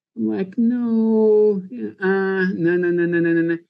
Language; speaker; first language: English; non-native, fluent; Arabic